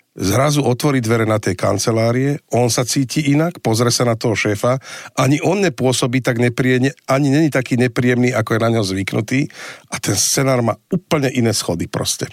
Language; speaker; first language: Slovak; native; Slovak